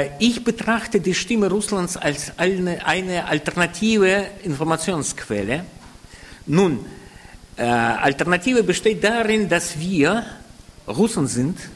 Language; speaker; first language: German; non-native, fluent; Russian